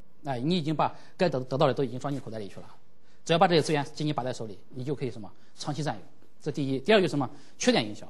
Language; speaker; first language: Chinese; native; Chinese